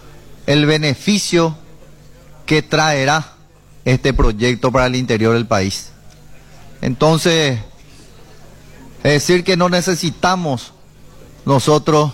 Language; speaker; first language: Spanish; native; Spanish